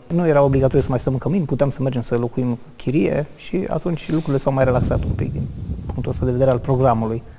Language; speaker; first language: Romanian; native; Romanian